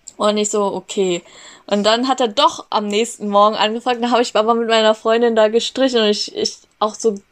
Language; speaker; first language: German; native; German